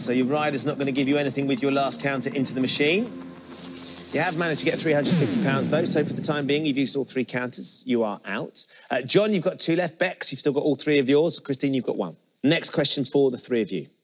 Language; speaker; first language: English; native; English